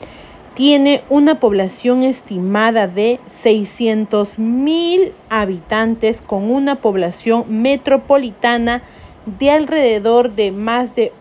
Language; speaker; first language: Spanish; native; Spanish